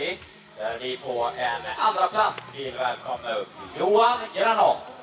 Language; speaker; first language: Swedish; native; Swedish